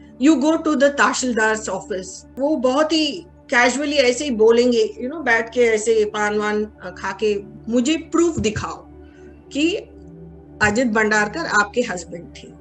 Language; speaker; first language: Hindi; non-native, local second language; Kannada